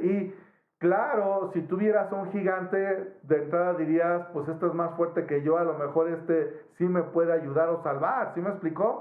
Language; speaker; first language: Spanish; native; Spanish